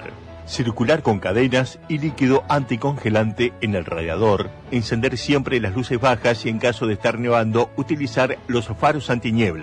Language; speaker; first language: Spanish; native; Spanish